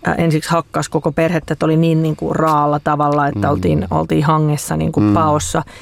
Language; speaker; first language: Finnish; native; Finnish